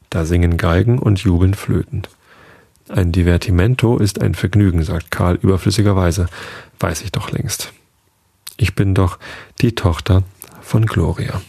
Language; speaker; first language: German; native; German